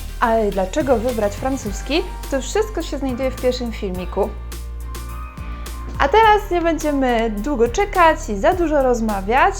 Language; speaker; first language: Polish; non-native, fluent; French